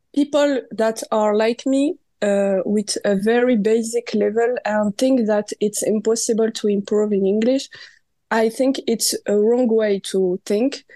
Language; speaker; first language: English; non-native, learner; French